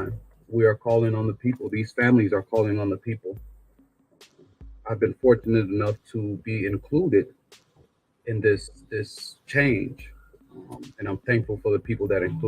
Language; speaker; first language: English; native; English